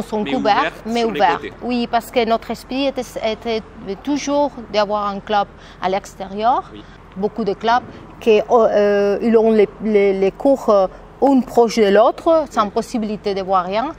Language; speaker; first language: French; non-native, fluent; Spanish